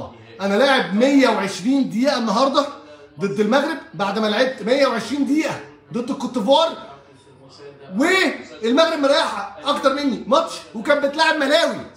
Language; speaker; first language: Arabic; native; Arabic